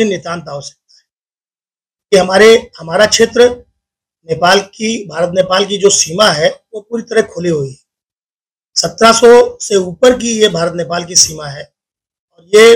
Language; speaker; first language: Hindi; native; Hindi